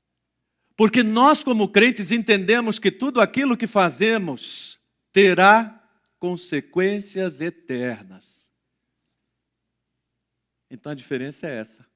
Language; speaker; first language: Portuguese; native; Portuguese